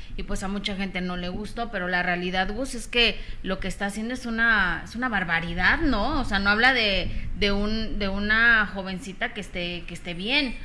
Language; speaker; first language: Spanish; native; Spanish